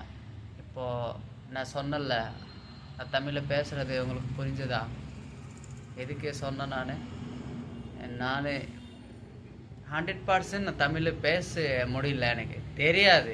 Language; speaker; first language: Tamil; non-native, learner; Hindi